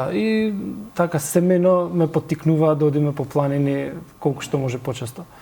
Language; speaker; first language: Macedonian; native; Macedonian